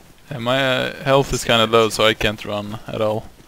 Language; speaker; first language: English; non-native, fluent; Swedish